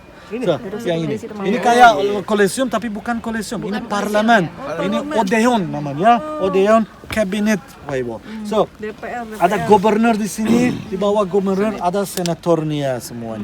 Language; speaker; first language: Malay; non-native, fluent; Turkish